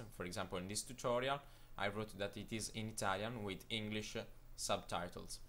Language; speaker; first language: English; non-native, fluent; Italian